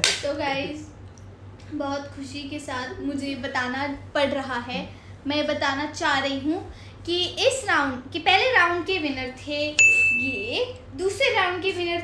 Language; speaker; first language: Hindi; native; Hindi